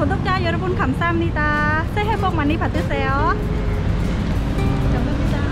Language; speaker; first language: Korean; non-native, learner; Khmer